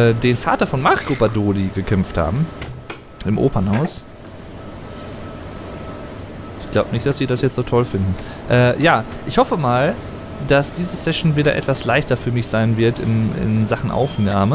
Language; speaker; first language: German; native; German